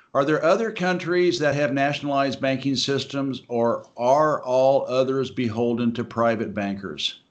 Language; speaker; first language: English; native; English